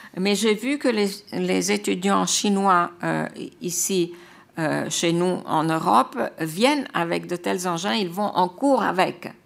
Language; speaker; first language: French; non-native, fluent; Croatian